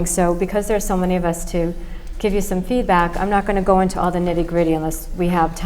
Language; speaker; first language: English; native; English